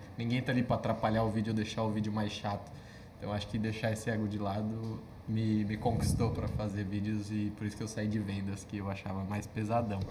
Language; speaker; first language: Portuguese; native; Portuguese